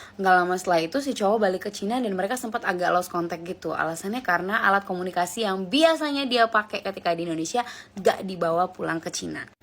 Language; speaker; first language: Indonesian; native; Indonesian